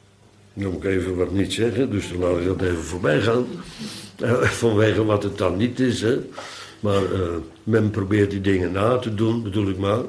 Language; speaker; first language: Dutch; native; Dutch